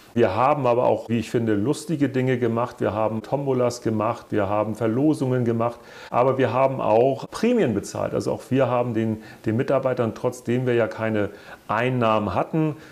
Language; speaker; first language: German; native; German